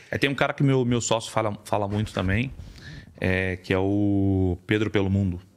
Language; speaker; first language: Portuguese; native; Portuguese